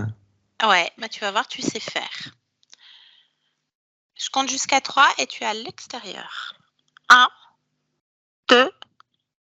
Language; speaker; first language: French; native; French